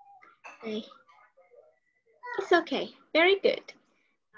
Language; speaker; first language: English; non-native, learner; Vietnamese